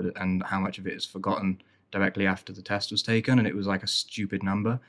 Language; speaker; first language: English; native; English